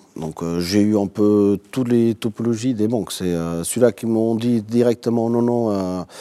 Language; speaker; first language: French; non-native, fluent; Portuguese